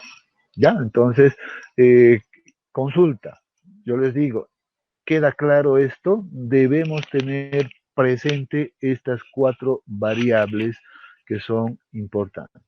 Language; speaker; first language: Spanish; native; Spanish